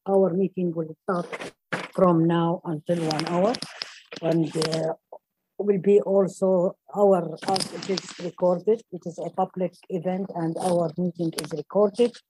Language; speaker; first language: English; non-native, fluent; Arabic